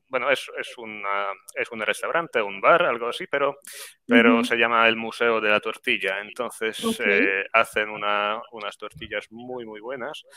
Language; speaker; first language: Spanish; non-native, fluent; Polish